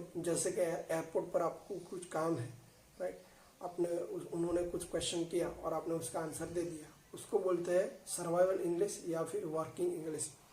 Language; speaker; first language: Hindi; non-native, local second language; Gujarati